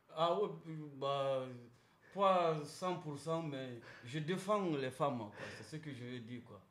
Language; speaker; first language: French; non-native, local second language; Mandingo